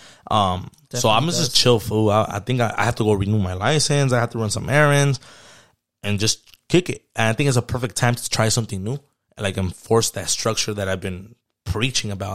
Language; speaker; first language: English; early bilingual, other home language; Spanish